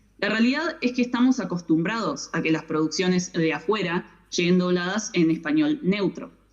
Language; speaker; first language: Spanish; native; Spanish